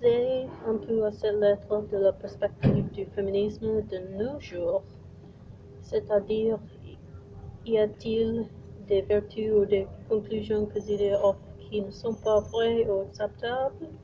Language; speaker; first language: French; non-native, learner; English